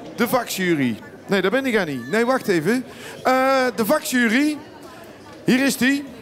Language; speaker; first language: Dutch; native; Dutch